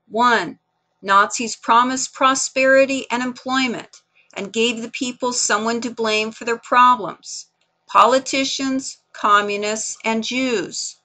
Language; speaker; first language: English; native; English